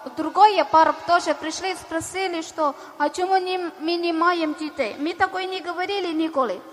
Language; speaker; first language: Ukrainian; non-native, learner; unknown